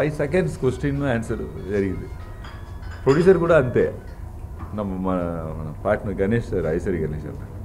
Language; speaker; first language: Telugu; non-native, learner; Tamil